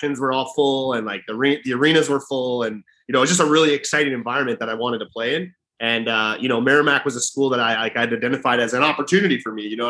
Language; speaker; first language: English; native; English